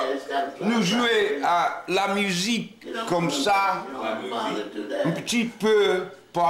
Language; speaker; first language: French; non-native, learner; English